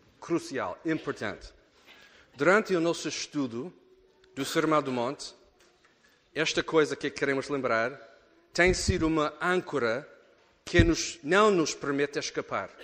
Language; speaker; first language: Portuguese; non-native, fluent; English